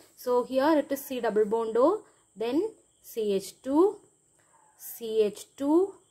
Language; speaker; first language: English; non-native, local second language; Malayalam